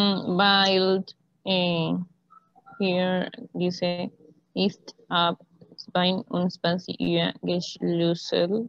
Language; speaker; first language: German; non-native, learner; Spanish